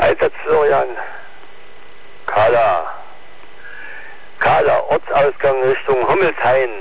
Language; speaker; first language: German; native; German